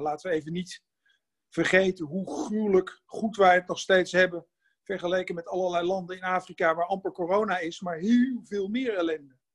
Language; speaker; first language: Dutch; native; Dutch